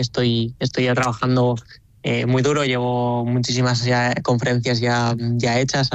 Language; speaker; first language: Spanish; native; Spanish